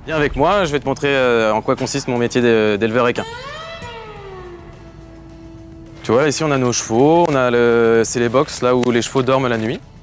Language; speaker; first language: French; native; French